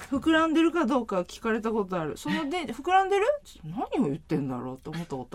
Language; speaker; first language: Japanese; native; Japanese